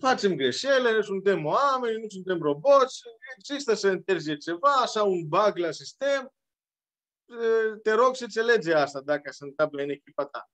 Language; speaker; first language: Romanian; non-native, learner; Greek